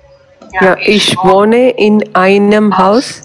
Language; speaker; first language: German; non-native, learner; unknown